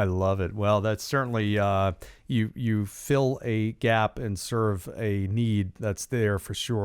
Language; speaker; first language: English; native; English